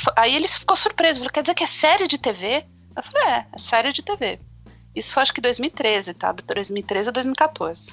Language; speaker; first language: Portuguese; native; Portuguese